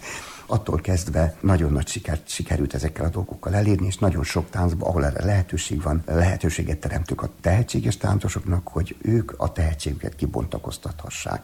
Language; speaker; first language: Hungarian; native; Hungarian